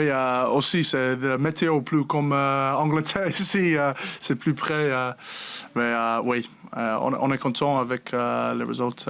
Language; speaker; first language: French; non-native, learner; English